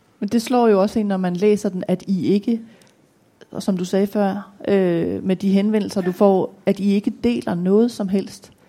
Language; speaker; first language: Danish; native; Danish